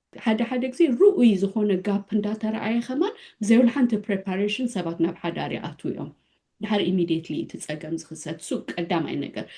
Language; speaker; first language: Tigrinya; native; Tigrinya